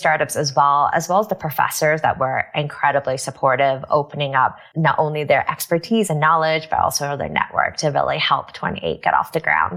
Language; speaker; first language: English; native; English